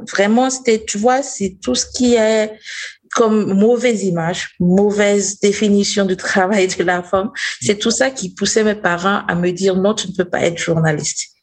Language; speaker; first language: French; non-native, local second language; Mossi